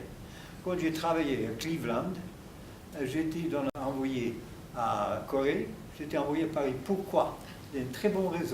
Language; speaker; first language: French; non-native, fluent; German